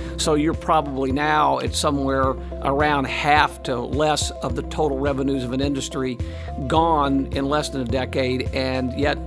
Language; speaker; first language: English; native; English